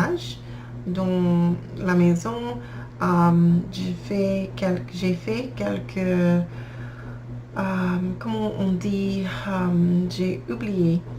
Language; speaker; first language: French; non-native, learner; English